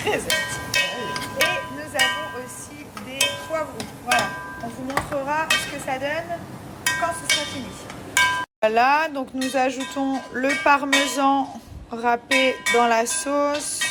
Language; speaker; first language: French; native; French